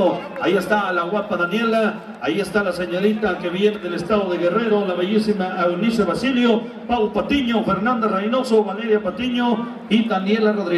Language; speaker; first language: Spanish; native; Spanish